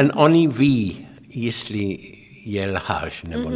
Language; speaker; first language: Czech; non-native, learner; English